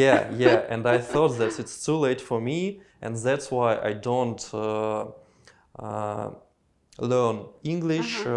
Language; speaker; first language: English; non-native, learner; Russian